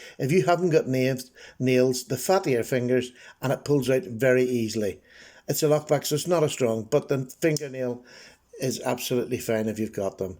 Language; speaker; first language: English; native; English